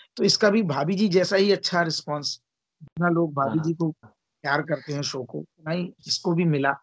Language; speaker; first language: Hindi; native; Hindi